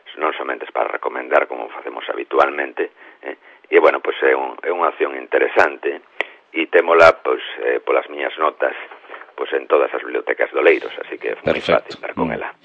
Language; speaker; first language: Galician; native; Galician